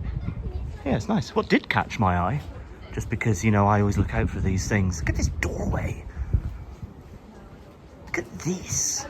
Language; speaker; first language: English; native; English